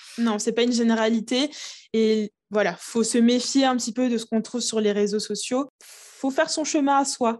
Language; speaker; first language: French; early bilingual, other home language; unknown